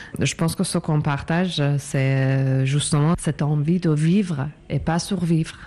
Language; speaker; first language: French; non-native, fluent; Persian